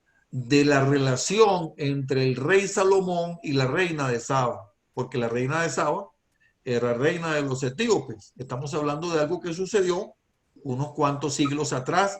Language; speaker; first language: Spanish; native; Spanish